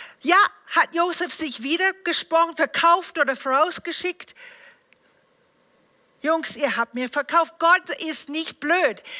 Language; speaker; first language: German; non-native, fluent; English